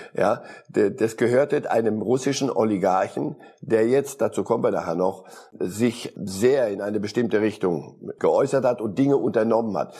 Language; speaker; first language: German; early bilingual, other home language; Polish